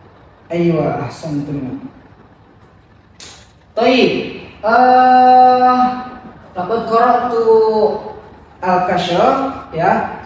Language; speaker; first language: Arabic; non-native, fluent; Indonesian